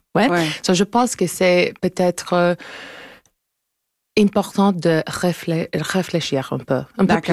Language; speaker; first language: French; non-native, local second language; English